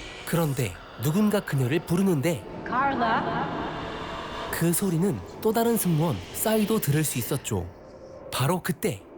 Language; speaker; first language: Korean; native; Korean